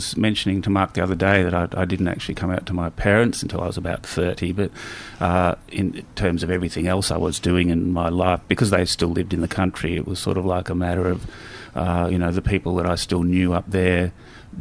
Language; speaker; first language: English; native; English